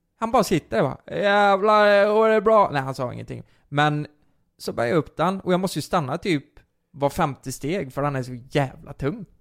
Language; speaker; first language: Swedish; native; Swedish